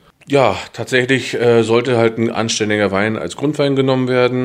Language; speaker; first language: German; native; German